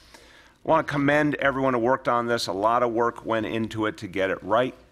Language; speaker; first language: English; native; English